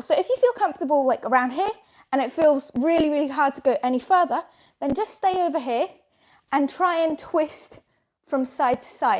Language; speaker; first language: English; native; English